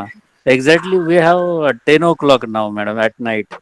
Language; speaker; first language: English; non-native, learner; Marathi